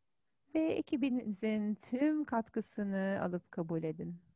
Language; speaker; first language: Turkish; native; Turkish